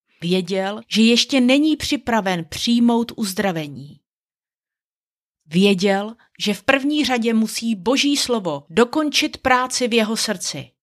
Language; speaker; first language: Czech; native; Czech